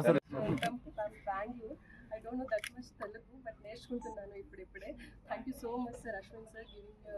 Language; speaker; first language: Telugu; non-native, learner; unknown